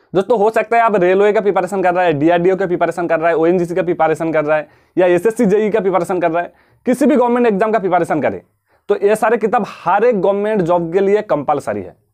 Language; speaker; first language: Hindi; non-native, local second language; Bangla